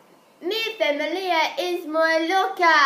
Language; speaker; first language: Spanish; non-native, learner; English